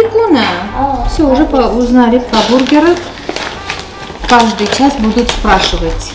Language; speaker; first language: Russian; non-native, local second language; Armenian